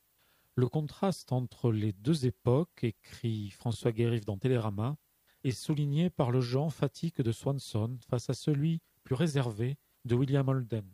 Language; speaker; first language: French; native; French